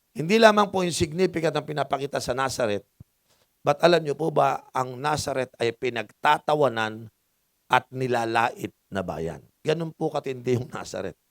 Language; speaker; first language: Filipino; non-native, local second language; Cebuano